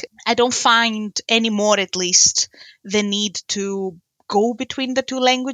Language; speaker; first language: English; non-native, fluent; Greek